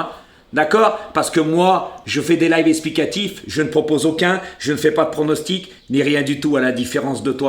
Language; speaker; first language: French; native; French